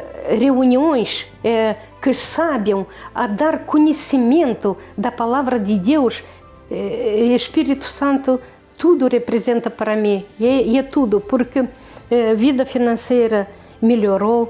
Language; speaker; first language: Portuguese; non-native, fluent; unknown